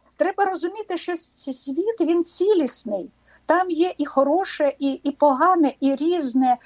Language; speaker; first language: Ukrainian; non-native, local second language; Russian